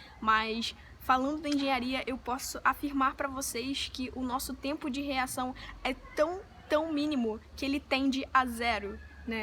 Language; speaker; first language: Portuguese; native; Portuguese